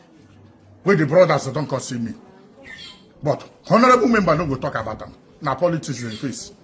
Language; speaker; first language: Nigerian Pidgin; non-native, local second language; Igbo